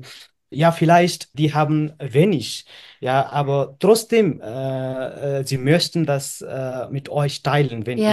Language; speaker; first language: German; non-native, fluent; Nepali